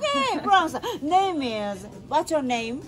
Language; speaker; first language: English; non-native, learner; Korean